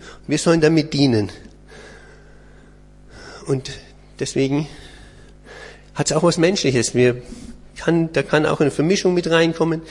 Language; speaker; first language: German; native; German